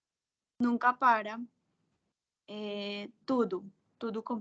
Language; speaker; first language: Portuguese; non-native, fluent; Spanish